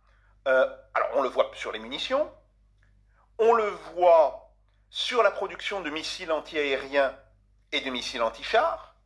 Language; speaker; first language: French; native; French